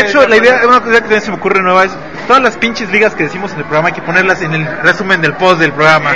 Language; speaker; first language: Spanish; native; Spanish